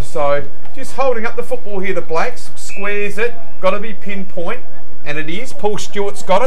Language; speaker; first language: English; native; English